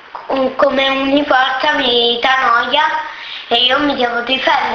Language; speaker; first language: Italian; early bilingual, other home language; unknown